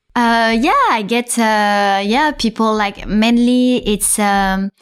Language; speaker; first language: English; non-native, fluent; French